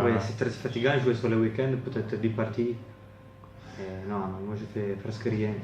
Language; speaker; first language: French; non-native, fluent; Italian